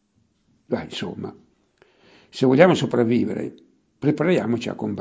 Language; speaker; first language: Italian; native; Italian